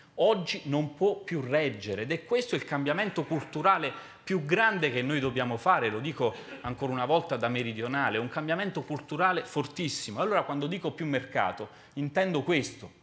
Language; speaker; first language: Italian; native; Italian